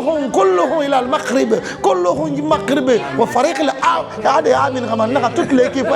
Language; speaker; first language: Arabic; non-native, learner; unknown